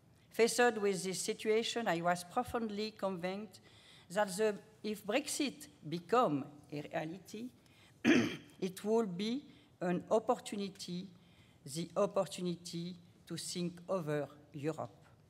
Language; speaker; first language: English; non-native, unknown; French